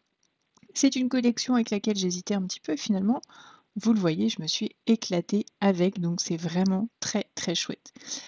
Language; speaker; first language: French; native; French